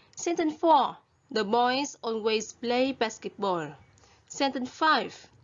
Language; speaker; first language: English; non-native, fluent; Vietnamese